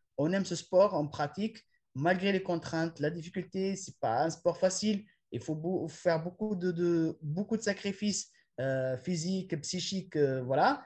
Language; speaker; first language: French; non-native, local second language; Arabic